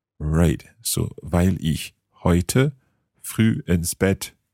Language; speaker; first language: German; non-native, fluent; English